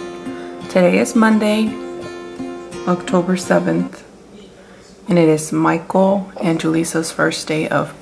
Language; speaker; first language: English; early bilingual, other home language; Spanish